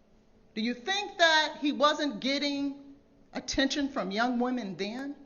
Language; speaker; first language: English; native; English